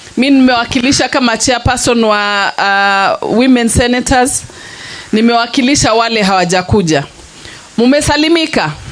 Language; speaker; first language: Swahili; native; Swahili